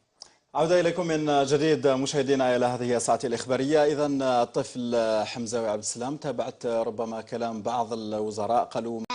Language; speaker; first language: Arabic; native; Arabic